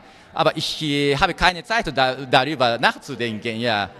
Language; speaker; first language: German; non-native, learner; Japanese